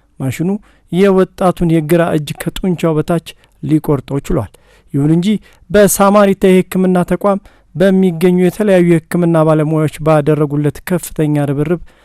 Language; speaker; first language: Amharic; native; Amharic